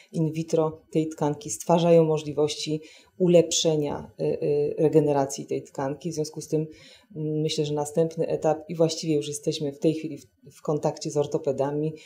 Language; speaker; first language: Polish; native; Polish